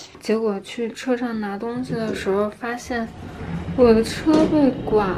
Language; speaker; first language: Chinese; native; Chinese